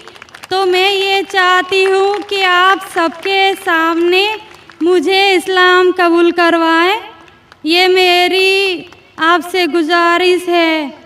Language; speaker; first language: Hindi; non-native, local second language; Marathi